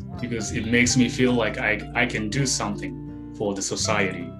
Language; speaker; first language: English; non-native, fluent; Japanese